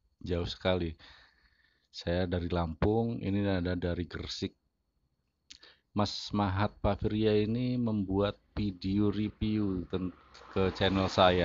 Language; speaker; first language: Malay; non-native, local second language; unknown